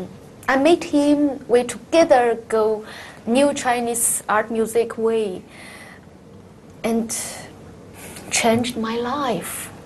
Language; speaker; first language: English; non-native, learner; Chinese